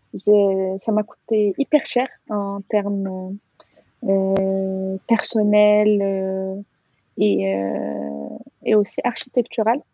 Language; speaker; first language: French; non-native, local second language; Arabic